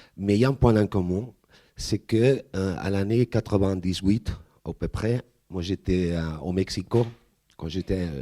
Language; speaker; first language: French; non-native, fluent; Spanish